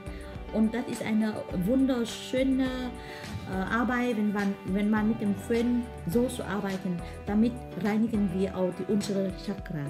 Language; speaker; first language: German; non-native, learner; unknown